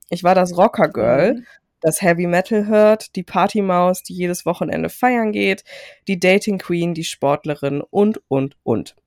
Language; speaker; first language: German; early bilingual, other home language; Turkish